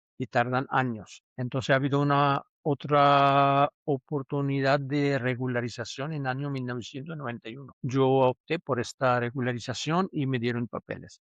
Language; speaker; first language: Spanish; non-native, fluent; Urdu